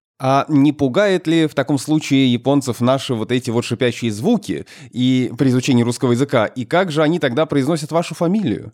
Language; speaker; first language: Russian; native; Russian